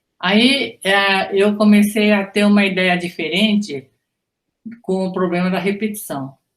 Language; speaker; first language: Portuguese; early bilingual, other home language; Japanese